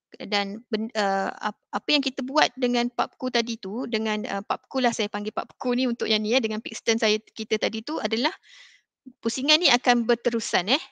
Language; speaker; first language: Malay; native; Malay